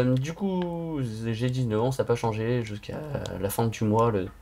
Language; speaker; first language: French; native; French